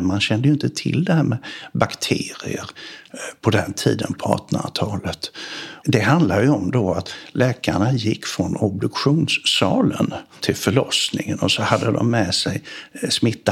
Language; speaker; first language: Swedish; native; Swedish